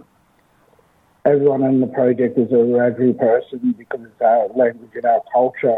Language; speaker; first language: English; native; English